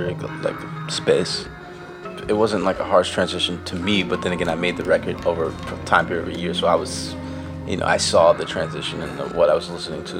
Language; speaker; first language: English; native; English